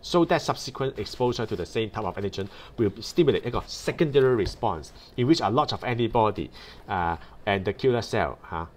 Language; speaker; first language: English; non-native, local second language; Cantonese